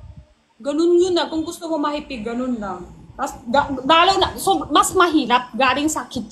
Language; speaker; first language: Filipino; non-native, learner; Chinese